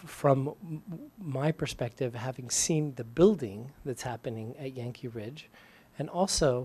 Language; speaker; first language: English; native; English